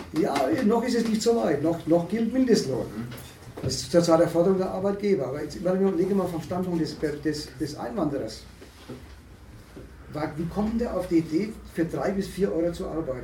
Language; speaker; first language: German; native; German